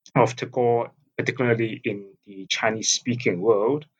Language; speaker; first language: English; non-native, local second language; Cantonese